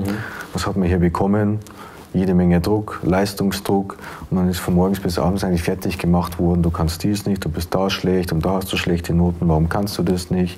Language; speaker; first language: German; native; German